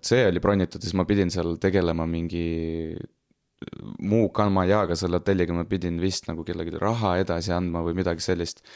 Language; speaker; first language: Estonian; non-native, local second language; Russian